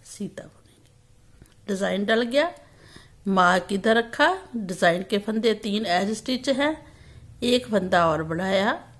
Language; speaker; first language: Hindi; native; Hindi